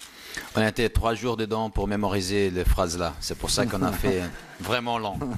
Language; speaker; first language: French; non-native, fluent; Portuguese